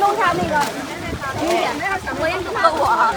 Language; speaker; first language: Chinese; native; Chinese